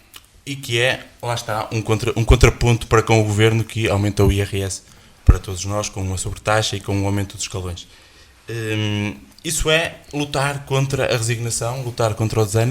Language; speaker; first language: Portuguese; native; Portuguese